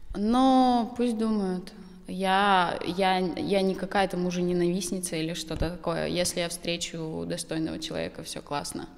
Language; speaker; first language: Russian; native; Russian